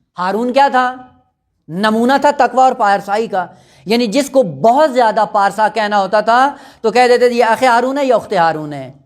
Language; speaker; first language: Urdu; non-native, local second language; Punjabi